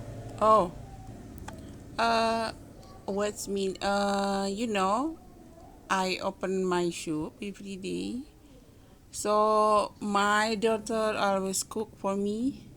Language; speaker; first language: English; non-native, learner; Indonesian